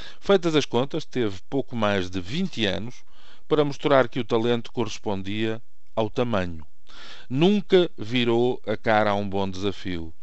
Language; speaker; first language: Portuguese; native; Portuguese